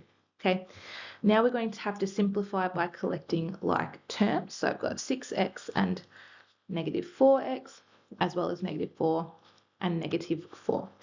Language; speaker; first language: English; native; English